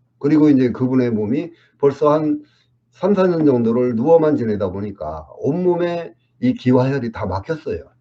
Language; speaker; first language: Korean; native; Korean